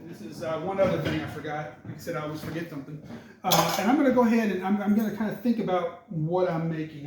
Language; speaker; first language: English; native; English